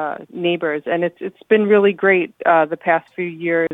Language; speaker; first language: English; native; English